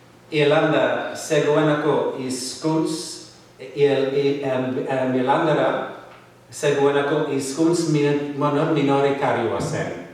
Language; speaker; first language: Basque; non-native, fluent; English